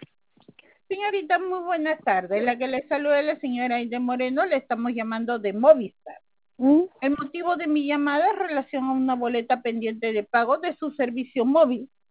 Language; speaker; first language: Spanish; native; Spanish